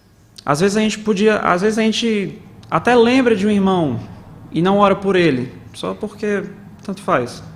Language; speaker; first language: Portuguese; native; Portuguese